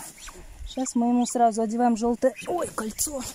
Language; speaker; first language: Russian; native; Russian